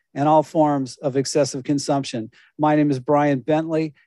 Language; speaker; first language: English; native; English